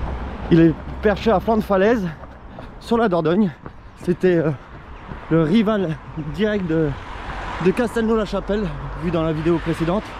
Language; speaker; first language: French; native; French